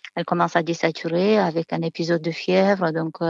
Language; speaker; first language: French; non-native, fluent; Romanian